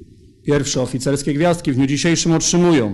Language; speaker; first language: Polish; native; Polish